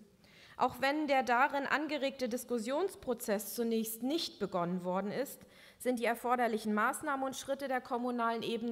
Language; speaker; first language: German; native; German